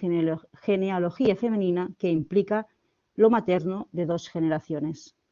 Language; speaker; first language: Spanish; native; Spanish